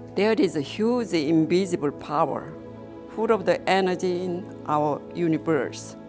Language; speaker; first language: English; non-native, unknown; Korean